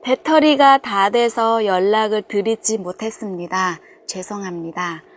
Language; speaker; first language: Korean; non-native, fluent; Vietnamese